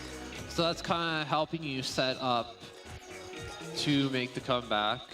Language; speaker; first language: English; native; English